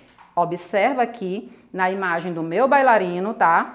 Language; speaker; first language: Portuguese; native; Portuguese